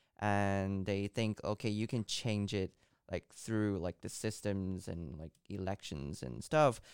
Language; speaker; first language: English; non-native, local second language; Cantonese